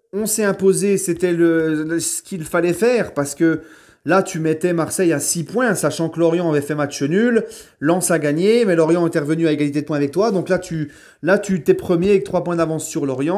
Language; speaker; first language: French; native; French